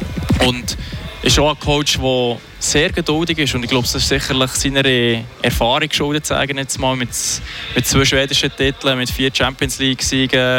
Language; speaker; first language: German; native; German